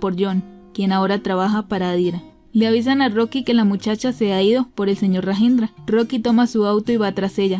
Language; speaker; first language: Spanish; native; Spanish